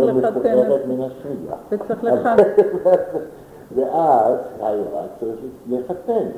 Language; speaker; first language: Hebrew; non-native, fluent; German